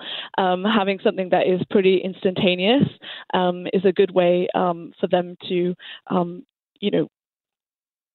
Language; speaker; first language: English; native; English